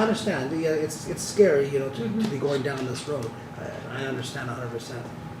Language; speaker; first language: English; native; English